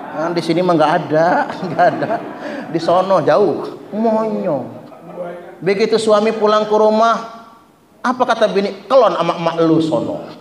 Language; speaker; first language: Indonesian; non-native, local second language; Malay